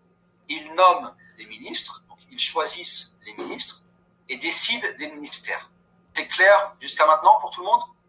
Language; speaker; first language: French; native; French